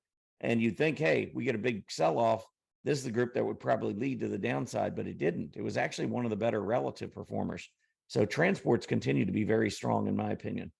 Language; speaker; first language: English; native; English